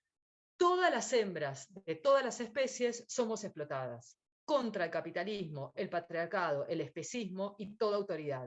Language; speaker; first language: Spanish; native; Spanish